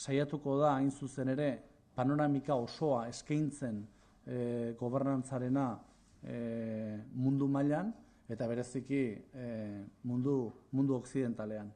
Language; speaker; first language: Basque; native; Basque